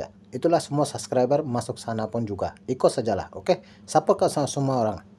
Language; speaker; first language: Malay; non-native, learner; Bangla